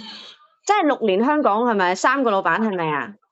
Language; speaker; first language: Cantonese; native; Cantonese